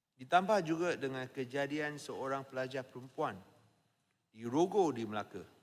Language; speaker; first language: Malay; non-native, local second language; Chinese